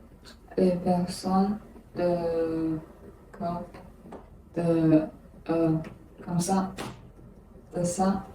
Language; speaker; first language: French; non-native, learner; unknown